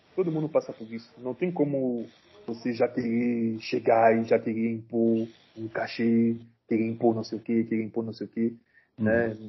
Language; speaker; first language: Portuguese; non-native, fluent; French